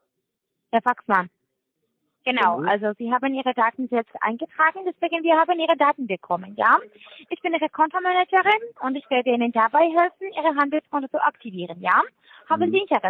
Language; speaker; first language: German; non-native, learner; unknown